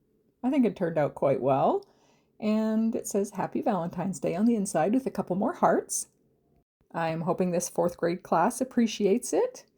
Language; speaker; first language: English; native; English